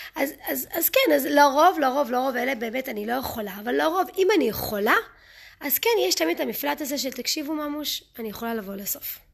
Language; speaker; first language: Hebrew; early bilingual, other home language; English